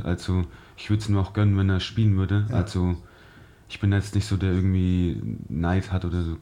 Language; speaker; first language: German; native; German